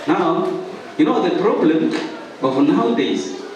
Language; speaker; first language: English; non-native, local second language; Swahili